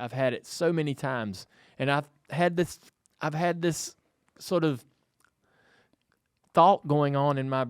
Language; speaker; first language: English; native; English